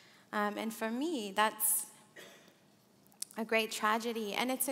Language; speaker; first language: English; early bilingual, other home language; Arabic